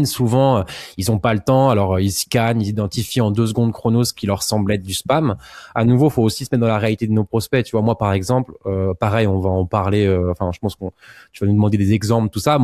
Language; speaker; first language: French; native; French